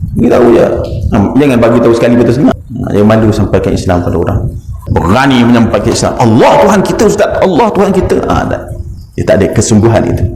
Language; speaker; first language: Malay; native; Malay